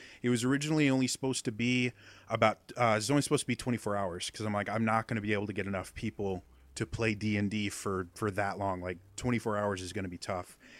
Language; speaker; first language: English; native; English